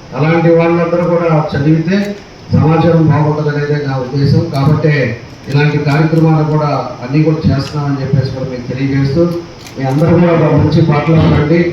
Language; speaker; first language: Telugu; native; Telugu